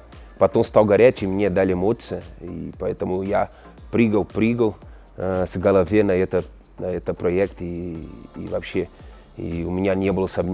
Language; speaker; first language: Russian; non-native, learner; Portuguese